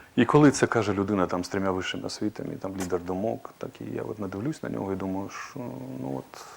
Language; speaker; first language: Ukrainian; non-native, local second language; Russian